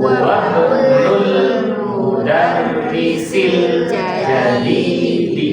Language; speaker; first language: Arabic; non-native, fluent; Indonesian